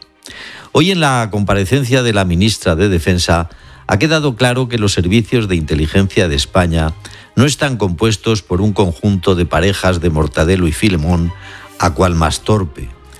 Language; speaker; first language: Spanish; native; Spanish